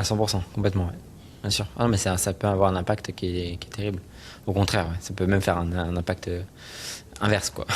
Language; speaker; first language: French; native; French